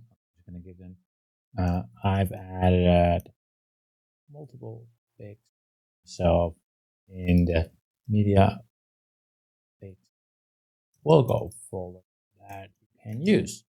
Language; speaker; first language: English; non-native, fluent; Dutch